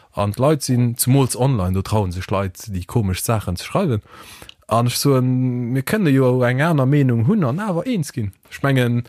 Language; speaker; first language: Luxembourgish; early bilingual, other home language; Portuguese